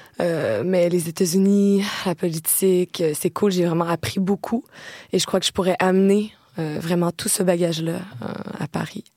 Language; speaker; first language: French; native; French